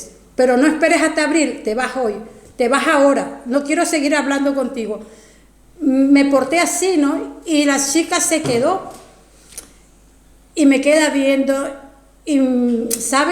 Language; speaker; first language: Spanish; native; Spanish